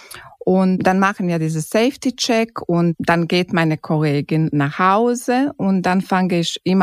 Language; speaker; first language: German; non-native, fluent; Croatian